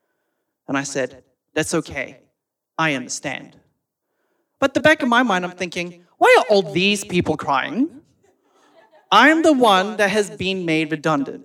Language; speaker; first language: English; native; English